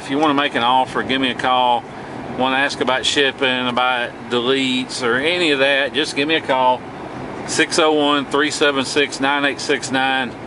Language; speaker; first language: English; native; English